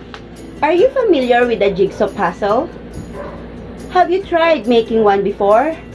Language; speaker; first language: English; non-native, local second language; Filipino